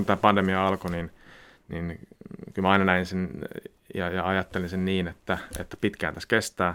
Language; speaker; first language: Finnish; native; Finnish